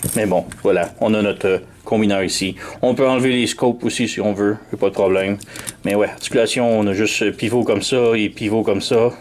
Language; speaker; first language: French; native; French